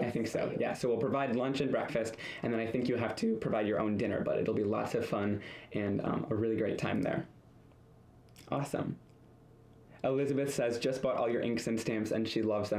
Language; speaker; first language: English; native; English